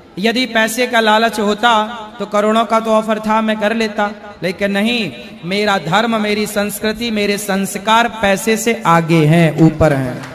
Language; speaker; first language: Hindi; native; Hindi